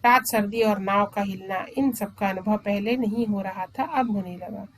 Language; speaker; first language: Hindi; non-native, local second language; Malayalam